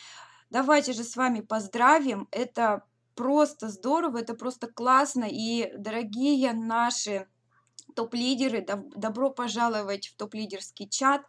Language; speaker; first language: Russian; native; Russian